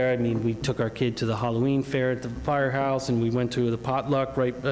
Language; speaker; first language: English; native; English